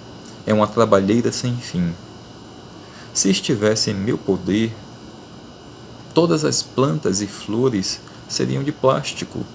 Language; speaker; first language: Portuguese; native; Portuguese